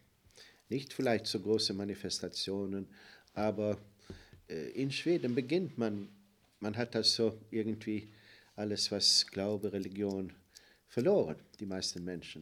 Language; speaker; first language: German; non-native, fluent; Swedish